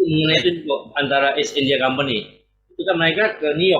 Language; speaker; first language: Indonesian; native; Indonesian